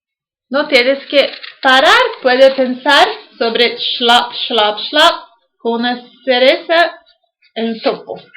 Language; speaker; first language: Spanish; non-native, learner; English